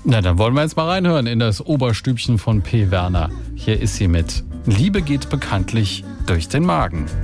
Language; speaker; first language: German; native; German